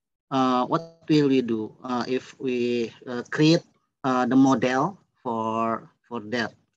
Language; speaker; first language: English; non-native, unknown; Indonesian